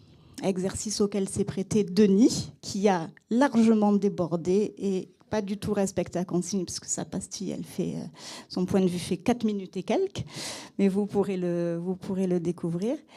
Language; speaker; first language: French; native; French